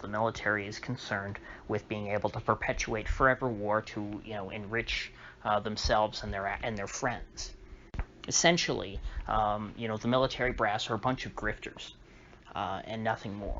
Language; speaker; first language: English; native; English